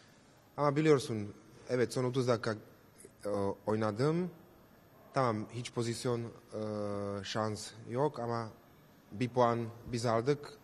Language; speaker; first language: Turkish; non-native, learner; Slovak